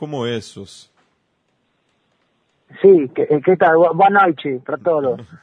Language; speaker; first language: Portuguese; non-native, learner; Spanish